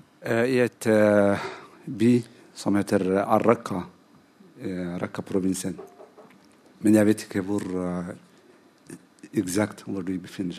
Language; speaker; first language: Norwegian; non-native, fluent; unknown